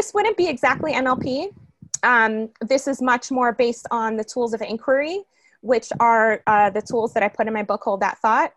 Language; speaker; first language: English; early bilingual, other home language; Spanish